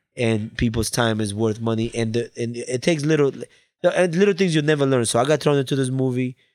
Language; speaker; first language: English; early bilingual, other home language; Spanish